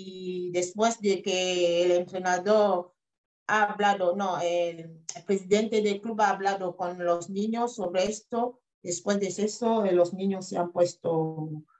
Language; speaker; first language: Spanish; non-native, fluent; French